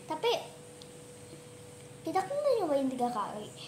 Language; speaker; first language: Indonesian; native; Indonesian